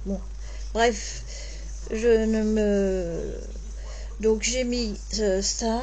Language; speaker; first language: French; native; French